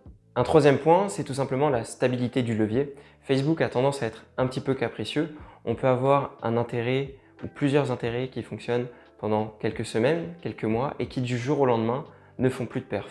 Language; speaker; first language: French; native; French